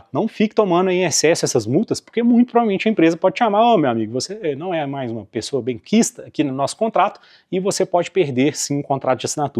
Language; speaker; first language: Portuguese; native; Portuguese